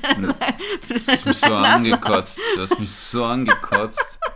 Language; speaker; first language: German; native; German